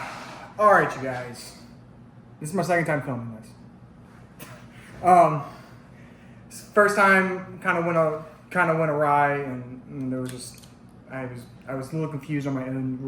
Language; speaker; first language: English; native; English